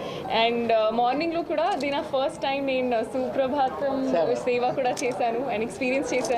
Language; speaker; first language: Telugu; non-native, local second language; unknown